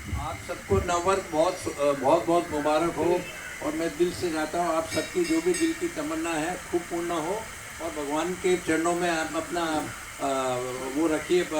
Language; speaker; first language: Hindi; non-native, local second language; Gujarati